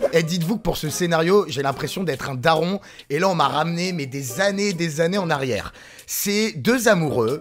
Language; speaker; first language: French; native; French